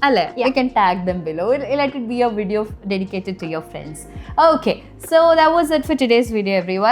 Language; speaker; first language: English; non-native, local second language; Malayalam